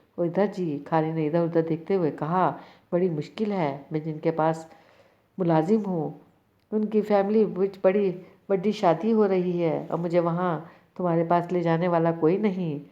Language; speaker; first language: Urdu; native; Urdu